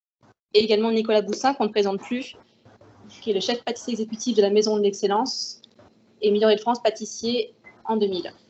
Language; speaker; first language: French; native; French